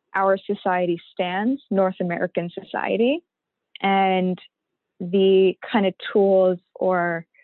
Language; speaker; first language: English; native; English